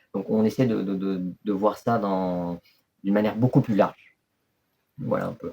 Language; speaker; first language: French; early bilingual, other home language; Turkish